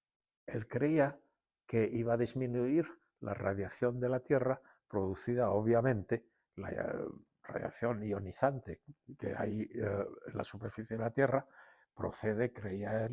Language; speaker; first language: Spanish; native; Spanish